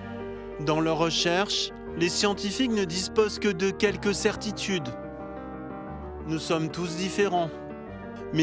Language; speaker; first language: French; native; French